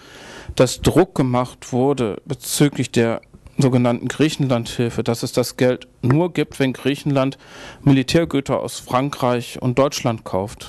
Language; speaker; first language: German; native; German